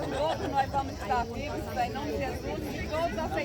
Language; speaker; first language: Portuguese; native; Portuguese